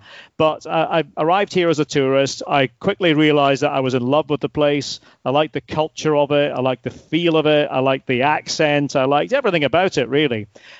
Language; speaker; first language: English; native; English